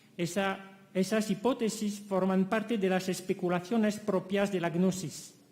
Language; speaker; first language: Spanish; non-native, fluent; French